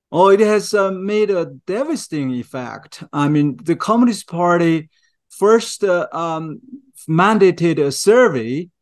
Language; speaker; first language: English; non-native, fluent; Chinese